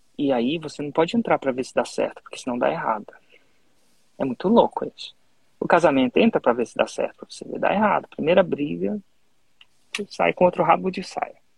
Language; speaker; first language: Portuguese; native; Portuguese